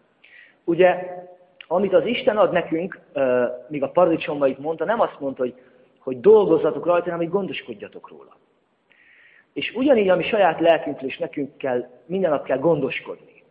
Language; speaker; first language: Hungarian; native; Hungarian